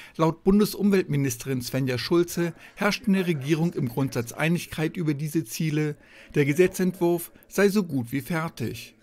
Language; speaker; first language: German; native; German